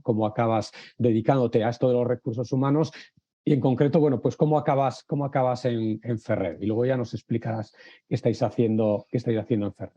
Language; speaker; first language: Spanish; native; Spanish